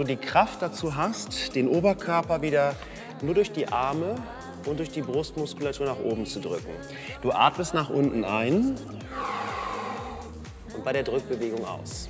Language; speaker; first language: German; native; German